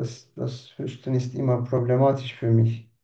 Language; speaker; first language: German; non-native, learner; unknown